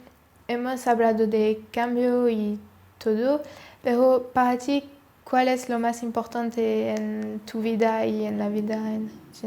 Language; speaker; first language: Spanish; non-native, learner; French